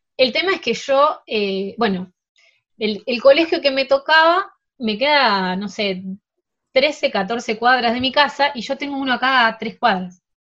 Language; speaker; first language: Spanish; early bilingual, heritage; Spanish